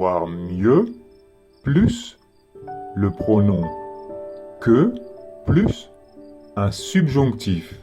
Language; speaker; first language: French; native; French